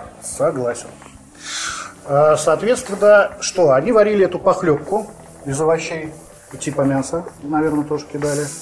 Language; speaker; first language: Russian; native; Russian